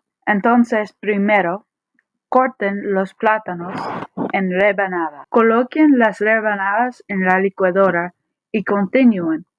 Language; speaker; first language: Spanish; non-native, learner; English